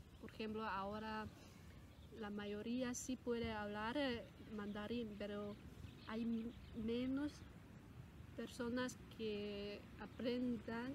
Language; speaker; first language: Spanish; non-native, fluent; Cantonese